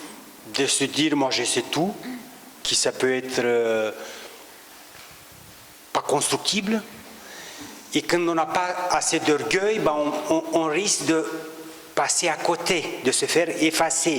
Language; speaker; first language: French; non-native, local second language; Romanian